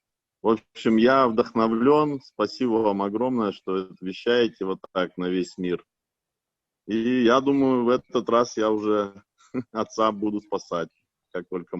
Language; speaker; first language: Russian; native; Russian